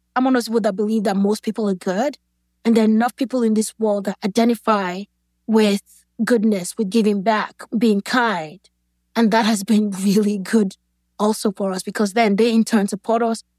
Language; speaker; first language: English; non-native, local second language; Yoruba